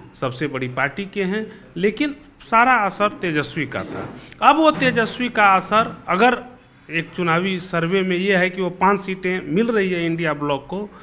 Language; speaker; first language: Hindi; native; Hindi